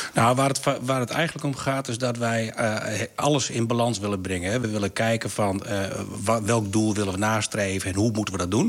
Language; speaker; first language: Dutch; native; Dutch